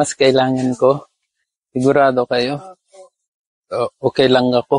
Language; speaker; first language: Filipino; non-native, learner; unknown